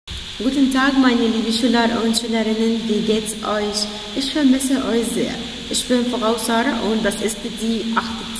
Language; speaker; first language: German; non-native, fluent; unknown